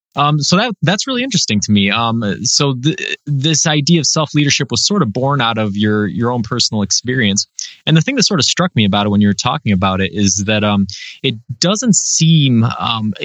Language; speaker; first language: English; native; English